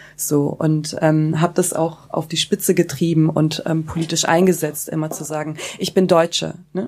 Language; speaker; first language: German; early bilingual, other home language; Kurdish